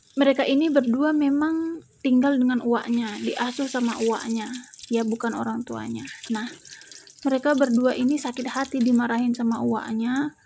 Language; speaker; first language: Indonesian; native; Indonesian